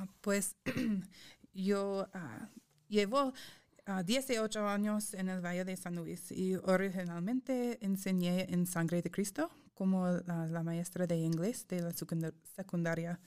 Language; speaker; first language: Spanish; non-native, fluent; English